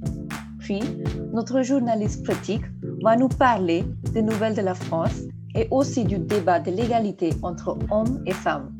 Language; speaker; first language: French; non-native, fluent; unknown